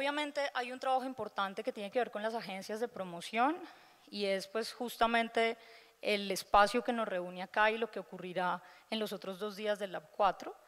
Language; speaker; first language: Spanish; native; Spanish